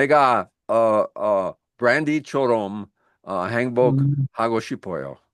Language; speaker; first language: Korean; non-native, learner; English